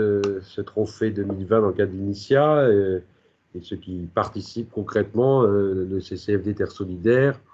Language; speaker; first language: French; native; French